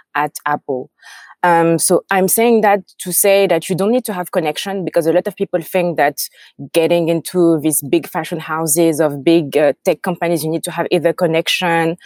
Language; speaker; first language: English; non-native, fluent; French